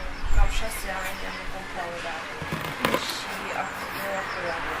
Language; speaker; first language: Romanian; non-native, local second language; Hungarian